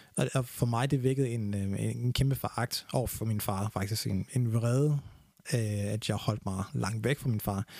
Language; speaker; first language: Danish; early bilingual, other home language; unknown